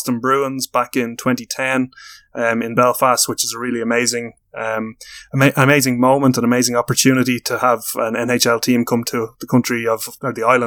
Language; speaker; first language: English; native; English